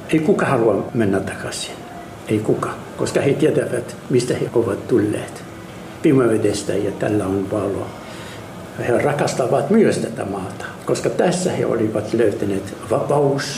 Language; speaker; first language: Finnish; non-native, fluent; Arabic